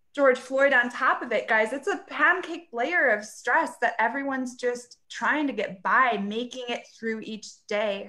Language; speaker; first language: English; native; English